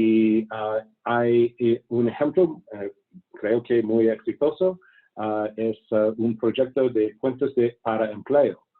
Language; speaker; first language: Spanish; non-native, fluent; English